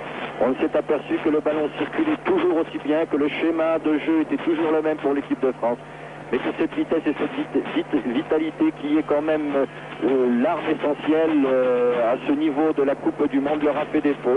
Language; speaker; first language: French; native; French